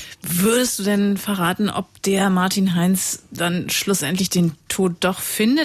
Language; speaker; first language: German; native; German